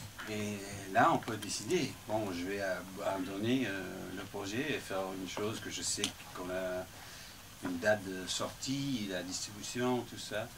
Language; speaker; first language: French; non-native, fluent; English